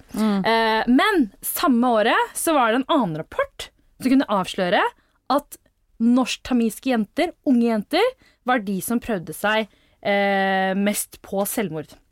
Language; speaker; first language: Norwegian; early bilingual, other home language; Tamil